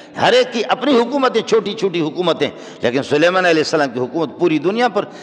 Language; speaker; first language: Urdu; non-native, local second language; Baluchi